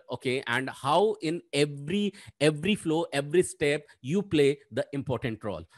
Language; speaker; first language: English; non-native, local second language; Hindi